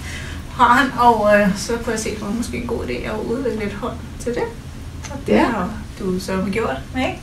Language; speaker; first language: Danish; native; Danish